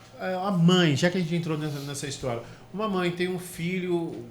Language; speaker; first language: Portuguese; native; Portuguese